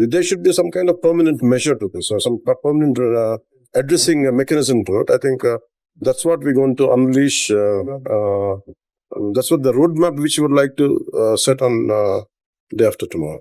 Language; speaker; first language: English; non-native, local second language; Telugu